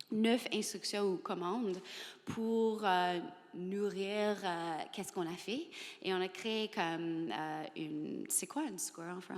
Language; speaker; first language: French; non-native, learner; English